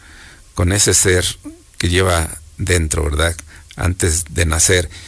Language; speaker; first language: Spanish; native; Spanish